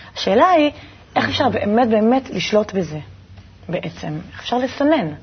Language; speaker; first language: Hebrew; native; Hebrew